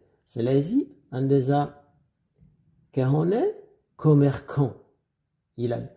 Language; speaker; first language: Amharic; non-native, fluent; French